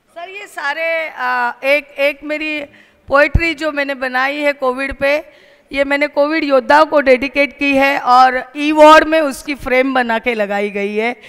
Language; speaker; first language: Hindi; non-native, local second language; Marathi